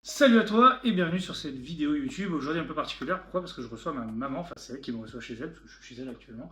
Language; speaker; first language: French; native; French